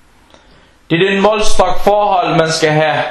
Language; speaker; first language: Danish; non-native, fluent; Arabic